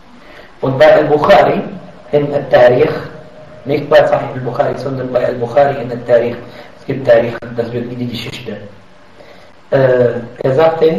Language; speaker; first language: German; non-native, fluent; Arabic